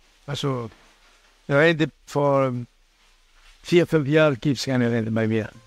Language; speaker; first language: German; non-native, fluent; Italian